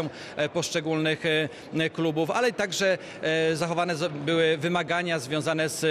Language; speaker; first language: Polish; native; Polish